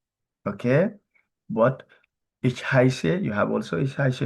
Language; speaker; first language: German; non-native, learner; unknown